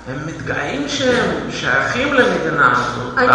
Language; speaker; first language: Hebrew; non-native, fluent; Russian